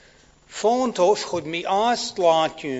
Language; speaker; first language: Hungarian; non-native, fluent; English